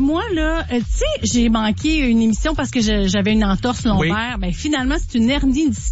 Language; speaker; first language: French; native; French